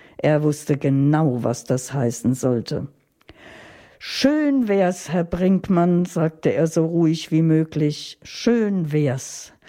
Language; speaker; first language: German; native; German